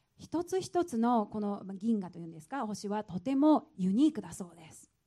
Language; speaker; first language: Japanese; native; Japanese